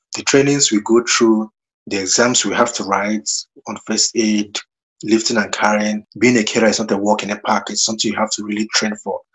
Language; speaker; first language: English; non-native, local second language; Igbo